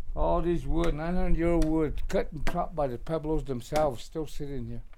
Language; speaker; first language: English; native; English